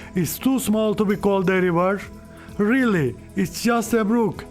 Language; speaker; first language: English; non-native, fluent; Turkish